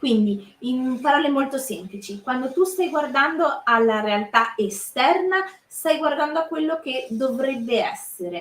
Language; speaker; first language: Italian; native; Italian